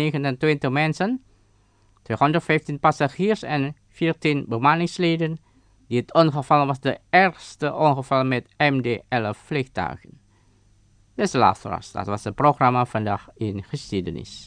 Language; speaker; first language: Dutch; non-native, fluent; Indonesian